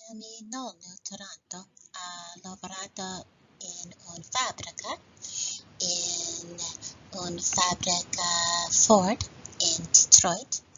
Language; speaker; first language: Italian; non-native, learner; English